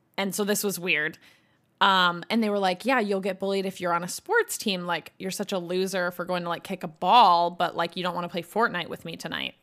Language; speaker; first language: English; native; English